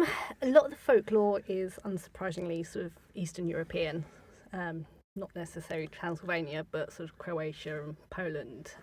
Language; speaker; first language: English; native; English